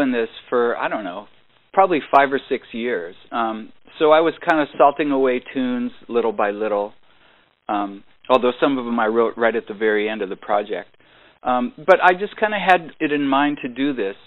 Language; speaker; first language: English; native; English